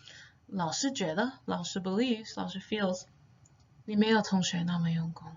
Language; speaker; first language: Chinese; non-native, fluent; English